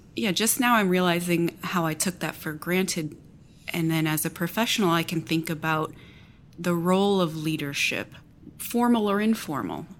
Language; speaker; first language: English; native; English